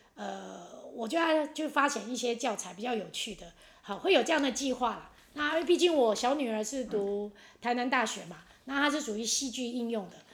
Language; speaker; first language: Chinese; non-native, local second language; Hakka Chinese